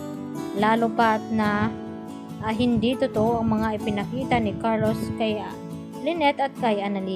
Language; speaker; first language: Filipino; native; Filipino